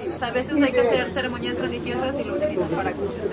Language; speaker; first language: Spanish; native; Spanish